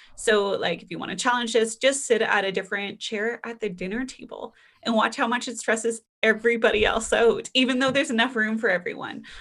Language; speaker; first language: English; native; English